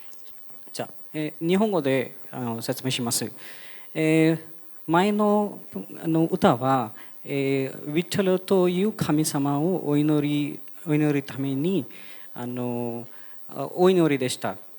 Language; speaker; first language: Japanese; non-native, fluent; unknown